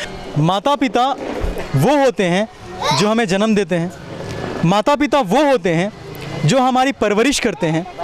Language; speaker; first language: Hindi; native; Hindi